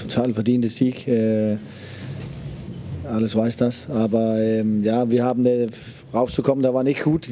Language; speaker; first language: German; non-native, learner; Danish